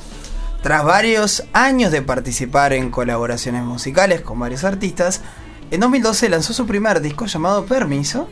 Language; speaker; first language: Spanish; native; Spanish